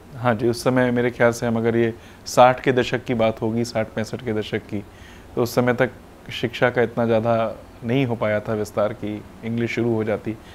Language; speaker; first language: Hindi; non-native, local second language; Punjabi